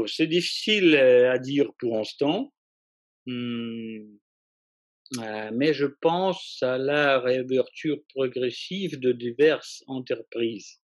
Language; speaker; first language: French; non-native, fluent; Russian